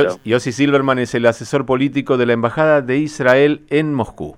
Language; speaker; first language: Spanish; native; Spanish